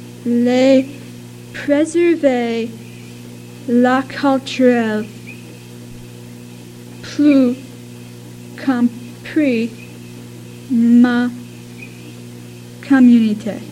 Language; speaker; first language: French; non-native, learner; English